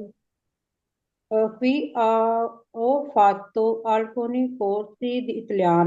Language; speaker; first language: Italian; non-native, learner; Punjabi